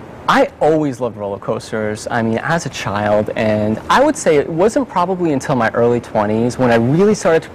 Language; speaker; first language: English; native; English